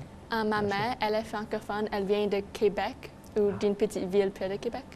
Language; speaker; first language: French; non-native, local second language; English